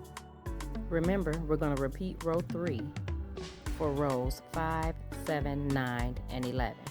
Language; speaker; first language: English; native; English